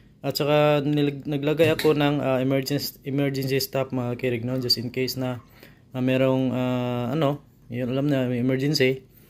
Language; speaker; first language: Filipino; non-native, local second language; Cebuano